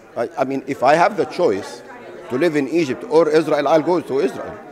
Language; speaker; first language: English; non-native, fluent; Arabic